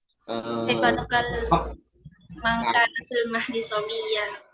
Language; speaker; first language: Arabic; non-native, learner; Indonesian